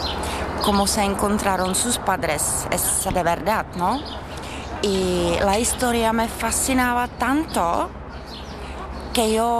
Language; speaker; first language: Spanish; non-native, fluent; Czech